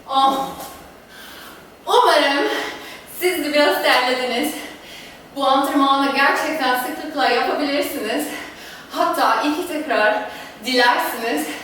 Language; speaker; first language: Turkish; non-native, fluent; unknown